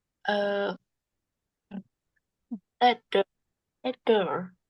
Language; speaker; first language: English; non-native, learner; Vietnamese